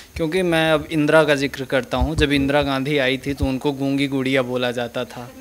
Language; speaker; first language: Hindi; native; Hindi